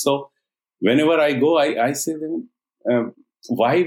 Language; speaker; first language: English; non-native, local second language; Hindi